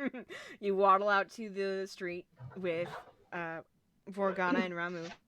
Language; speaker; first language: English; native; English